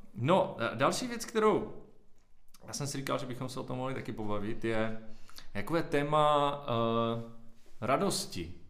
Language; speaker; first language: Czech; native; Czech